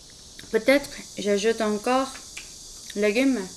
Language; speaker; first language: French; non-native, fluent; Korean